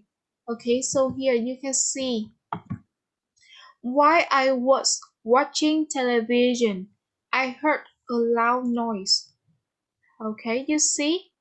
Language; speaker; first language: English; non-native, fluent; Vietnamese